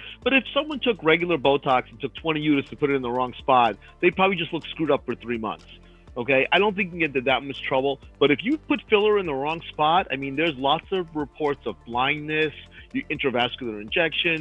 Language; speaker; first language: English; native; English